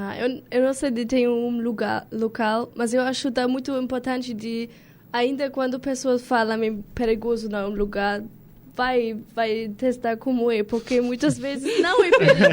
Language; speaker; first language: Portuguese; non-native, learner; German